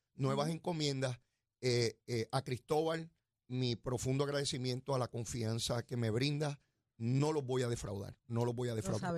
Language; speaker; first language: Spanish; native; Spanish